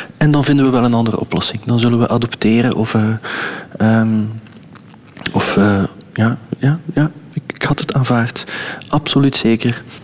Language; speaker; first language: Dutch; native; Dutch